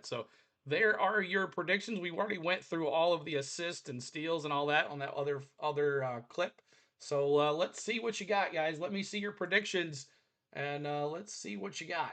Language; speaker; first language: English; native; English